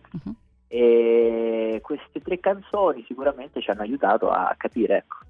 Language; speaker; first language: Italian; native; Italian